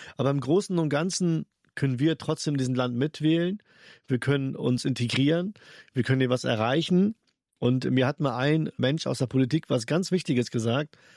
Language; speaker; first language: German; early bilingual, other home language; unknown